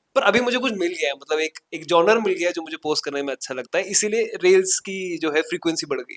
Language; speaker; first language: Hindi; non-native, local second language; Marathi